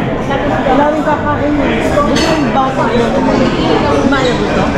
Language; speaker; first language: Filipino; native; Filipino